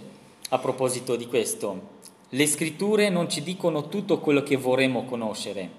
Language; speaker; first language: Italian; non-native, fluent; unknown